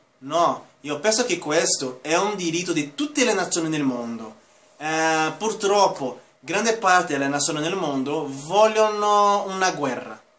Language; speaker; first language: Italian; non-native, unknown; Spanish